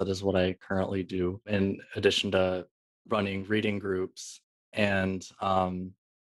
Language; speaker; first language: English; native; English